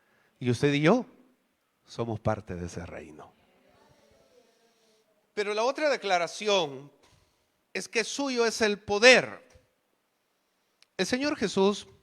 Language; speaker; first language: Spanish; native; Spanish